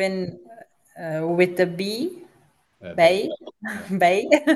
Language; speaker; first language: English; non-native, fluent; Czech